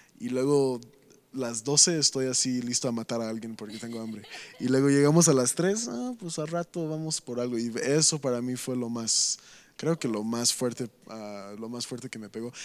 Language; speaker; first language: Spanish; non-native, fluent; English